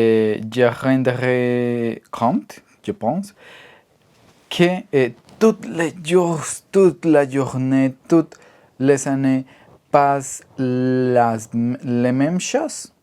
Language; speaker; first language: French; non-native, learner; Spanish